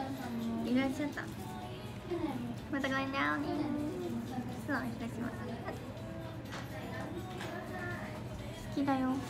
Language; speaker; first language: Japanese; native; Japanese